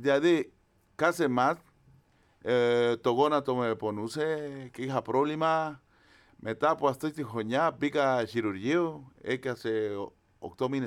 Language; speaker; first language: Greek; non-native, fluent; Spanish